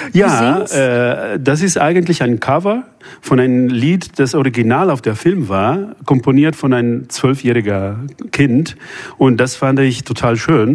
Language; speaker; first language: German; non-native, fluent; Italian